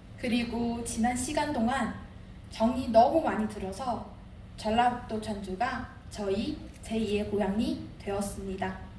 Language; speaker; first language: Korean; non-native, fluent; Chinese